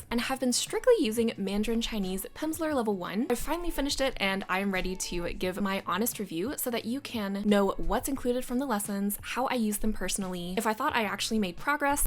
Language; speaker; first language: English; native; English